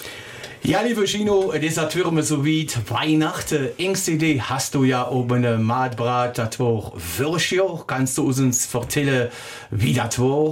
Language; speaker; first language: German; native; German